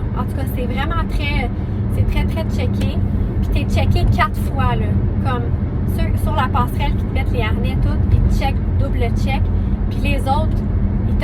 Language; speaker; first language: French; native; French